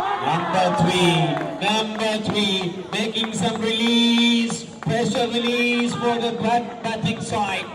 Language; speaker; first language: English; non-native, local second language; Malayalam